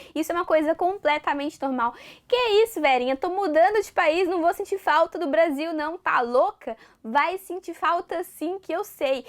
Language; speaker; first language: Portuguese; native; Portuguese